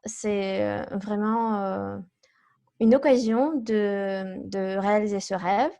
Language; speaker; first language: French; non-native, fluent; Kazakh